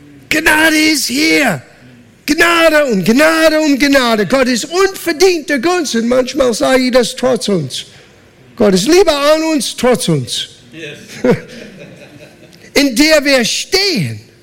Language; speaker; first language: German; non-native, fluent; English